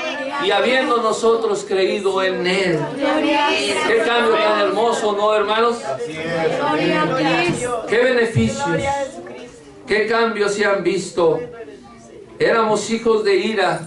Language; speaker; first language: Spanish; native; Spanish